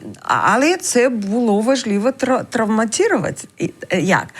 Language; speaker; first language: Ukrainian; non-native, learner; English